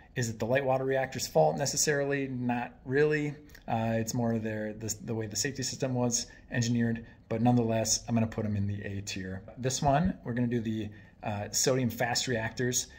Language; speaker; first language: English; native; English